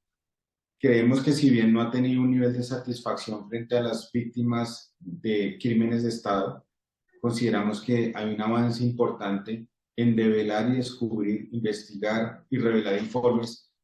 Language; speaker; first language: Spanish; native; Spanish